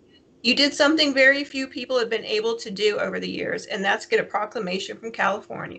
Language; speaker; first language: English; native; English